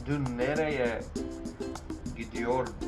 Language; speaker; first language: Turkish; non-native, learner; English